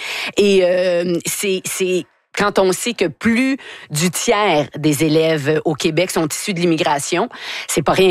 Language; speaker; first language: French; native; French